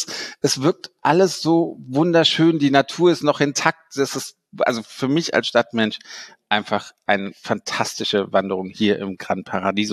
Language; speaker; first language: German; native; German